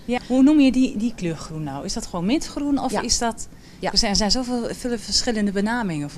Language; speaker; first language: Dutch; native; Dutch